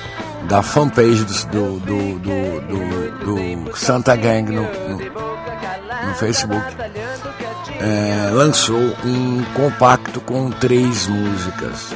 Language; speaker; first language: Portuguese; native; Portuguese